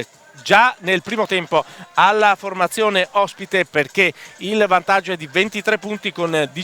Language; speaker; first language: Italian; native; Italian